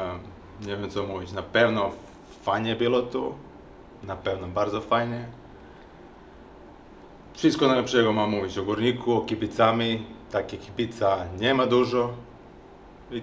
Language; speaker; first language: Polish; non-native, learner; Serbian